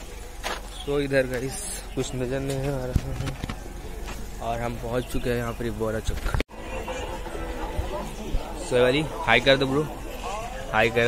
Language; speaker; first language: Hindi; native; Hindi